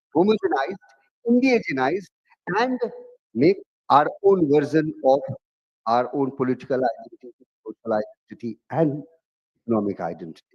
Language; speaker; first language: English; non-native, local second language; Bhojpuri